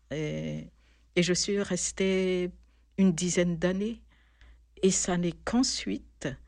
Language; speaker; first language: French; non-native, local second language; Malagasy